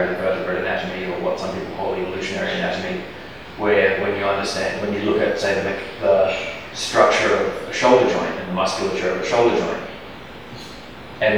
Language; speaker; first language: English; native; English